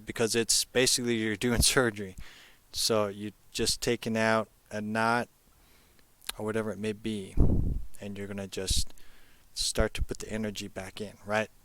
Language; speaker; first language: English; native; English